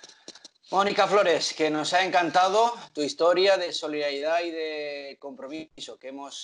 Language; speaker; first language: Spanish; native; Spanish